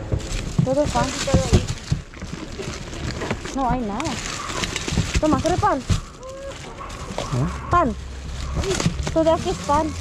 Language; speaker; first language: Spanish; non-native, learner; Filipino